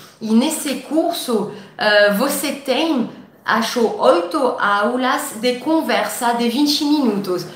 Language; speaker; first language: Portuguese; non-native, fluent; French